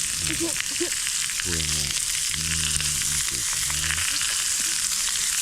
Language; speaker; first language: Japanese; native; Japanese